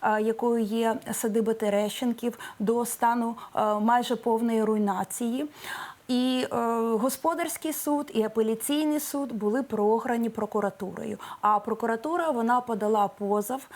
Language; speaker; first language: Ukrainian; native; Ukrainian